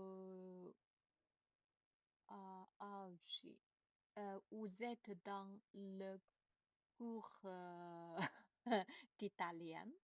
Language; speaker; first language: French; non-native, learner; Chinese